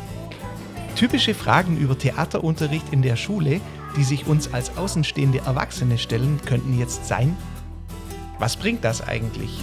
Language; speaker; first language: German; native; German